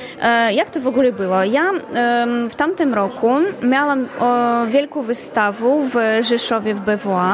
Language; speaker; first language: Polish; non-native, learner; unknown